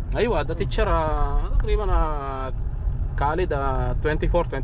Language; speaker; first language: Arabic; non-native, learner; Filipino